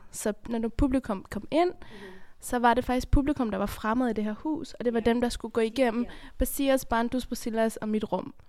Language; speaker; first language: Danish; early bilingual, other home language; Persian